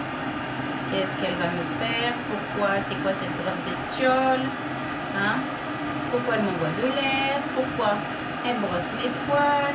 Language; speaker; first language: French; native; French